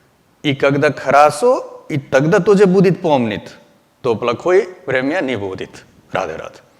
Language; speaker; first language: Russian; non-native, learner; Hindi